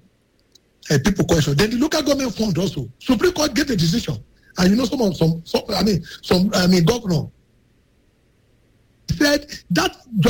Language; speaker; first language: English; non-native, local second language; Yoruba